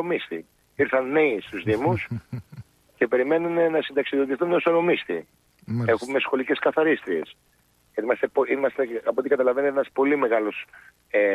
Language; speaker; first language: Greek; native; Greek